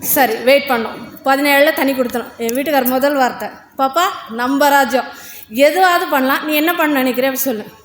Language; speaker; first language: Tamil; non-native, local second language; Telugu